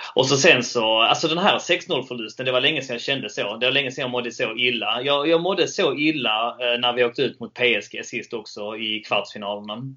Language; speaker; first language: Swedish; native; Swedish